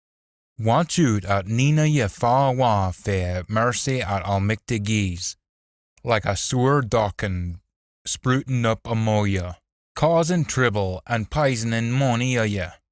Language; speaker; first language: English; native; English